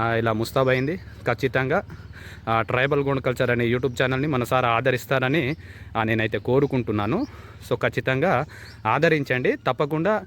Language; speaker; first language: Telugu; non-native, local second language; Gondi